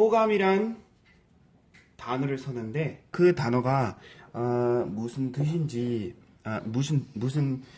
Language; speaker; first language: Korean; non-native, fluent; English